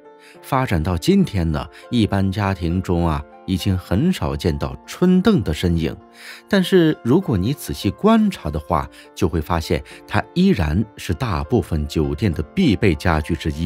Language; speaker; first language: Chinese; native; Chinese